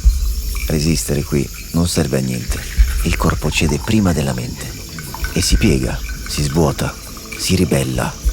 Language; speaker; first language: Italian; native; Italian